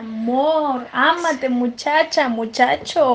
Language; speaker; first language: Spanish; native; Spanish